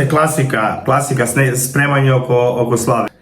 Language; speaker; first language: Croatian; native; Croatian